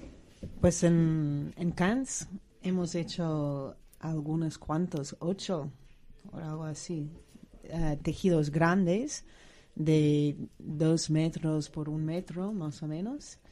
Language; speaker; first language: Spanish; non-native, fluent; English